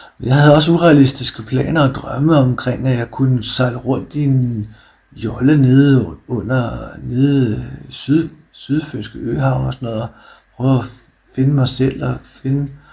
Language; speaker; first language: Danish; native; Danish